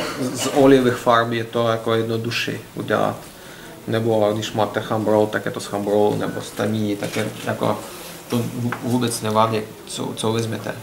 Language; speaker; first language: Czech; non-native, learner; Russian